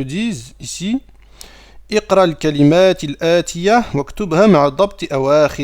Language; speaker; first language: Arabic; non-native, fluent; French